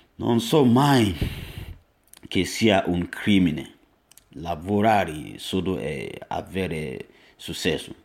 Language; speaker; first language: Italian; non-native, learner; Yoruba